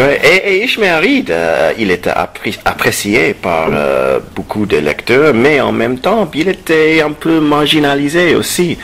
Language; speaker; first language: French; non-native, fluent; English